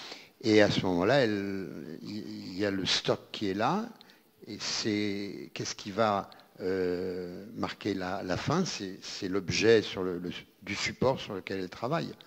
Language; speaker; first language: French; native; French